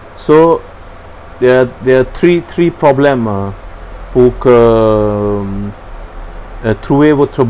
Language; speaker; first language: French; non-native, learner; Hindi